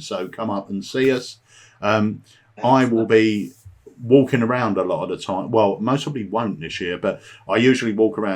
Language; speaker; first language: English; native; English